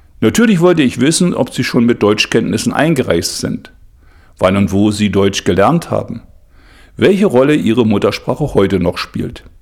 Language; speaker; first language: German; native; German